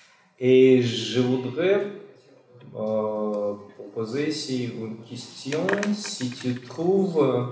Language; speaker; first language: French; non-native, fluent; Russian